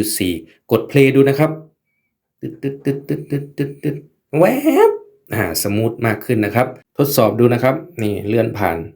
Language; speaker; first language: Thai; native; Thai